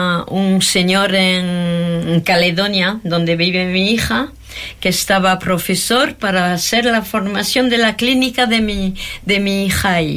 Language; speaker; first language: Spanish; non-native, fluent; French